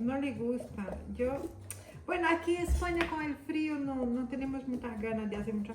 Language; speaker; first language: Spanish; non-native, fluent; Portuguese